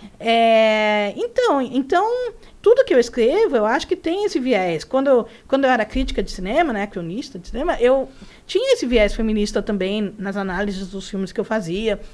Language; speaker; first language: Portuguese; early bilingual, other home language; Spanish